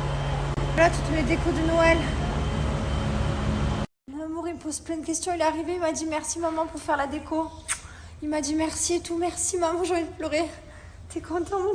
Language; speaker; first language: French; native; French